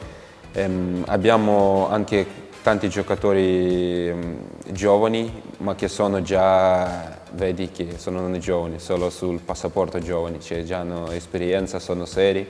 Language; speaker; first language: Italian; non-native, fluent; Ukrainian